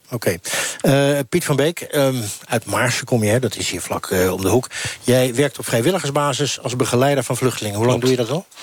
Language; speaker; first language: Dutch; native; Dutch